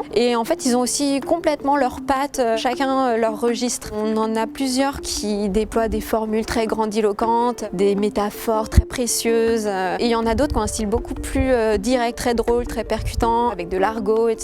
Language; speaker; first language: French; native; French